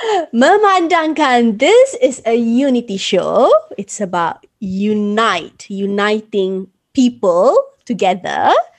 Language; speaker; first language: English; non-native, local second language; Malay